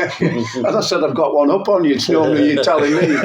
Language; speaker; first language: English; native; English